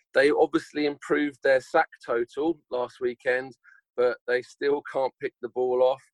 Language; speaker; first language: English; native; English